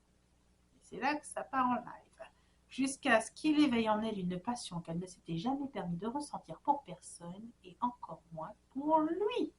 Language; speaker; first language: French; native; French